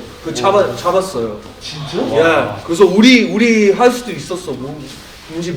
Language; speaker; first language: Korean; early bilingual, heritage; Korean